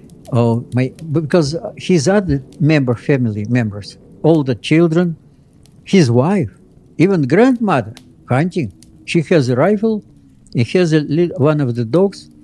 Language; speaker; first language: English; non-native, fluent; Russian